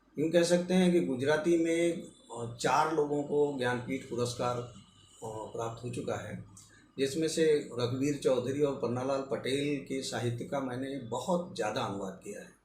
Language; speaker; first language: Hindi; native; Hindi